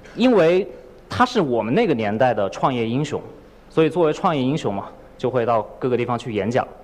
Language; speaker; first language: Chinese; native; Chinese